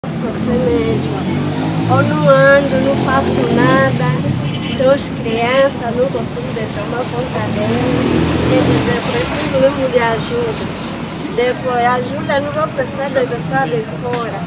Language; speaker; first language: Portuguese; non-native, learner; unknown